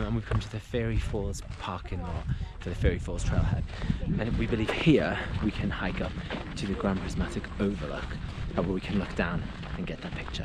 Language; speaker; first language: English; native; English